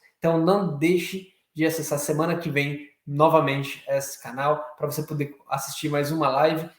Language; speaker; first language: Portuguese; native; Portuguese